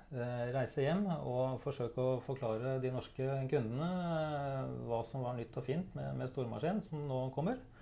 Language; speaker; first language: Norwegian; native; Norwegian